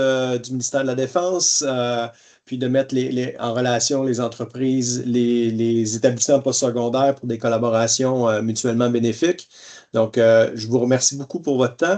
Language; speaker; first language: French; native; French